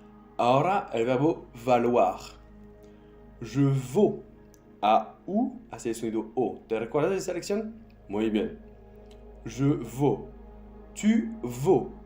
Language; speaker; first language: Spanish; non-native, fluent; French